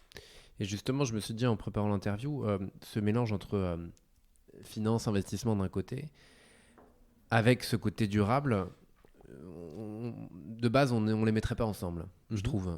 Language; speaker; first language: French; native; French